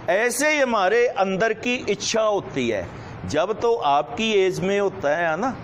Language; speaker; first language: Hindi; non-native, local second language; Punjabi